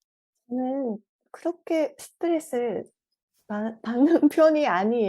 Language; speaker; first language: Korean; non-native, fluent; Japanese